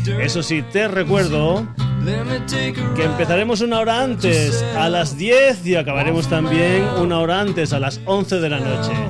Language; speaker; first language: Spanish; native; Spanish